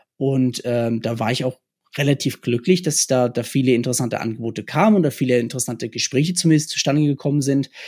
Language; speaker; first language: German; early bilingual, other home language; English